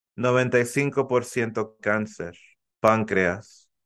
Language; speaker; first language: Spanish; early bilingual, heritage; Spanish